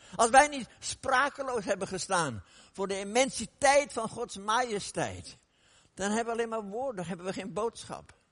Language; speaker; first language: Dutch; non-native, fluent; English